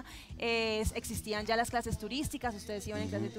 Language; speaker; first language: Spanish; native; Spanish